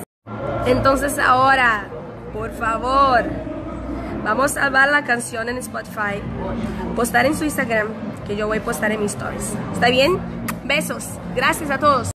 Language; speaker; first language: Spanish; non-native, learner; Portuguese